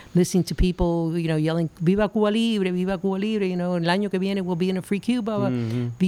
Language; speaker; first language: English; early bilingual, other home language; Spanish